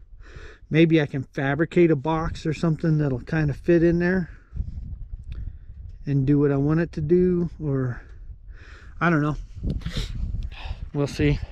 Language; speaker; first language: English; native; English